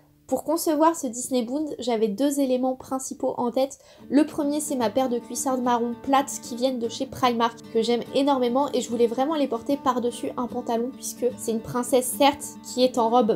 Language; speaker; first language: French; native; French